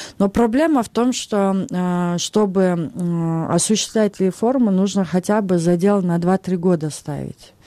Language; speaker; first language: Russian; non-native, local second language; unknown